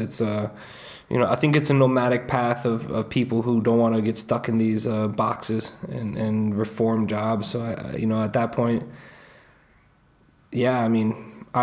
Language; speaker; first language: English; native; English